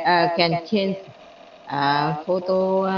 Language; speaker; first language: English; non-native, learner; Vietnamese